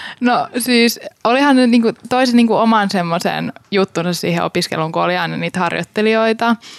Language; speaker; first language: Finnish; native; Finnish